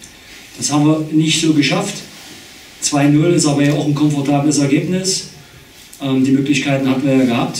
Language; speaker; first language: German; native; German